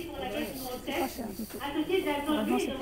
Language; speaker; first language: French; non-native, local second language; Arabic